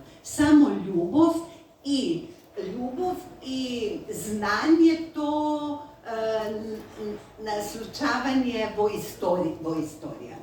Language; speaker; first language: Macedonian; non-native, learner; Slovenian